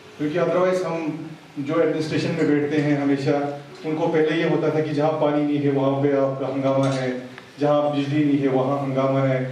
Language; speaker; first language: Hindi; non-native, local second language; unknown